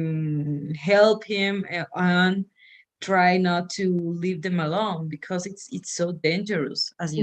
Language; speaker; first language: English; non-native, fluent; Spanish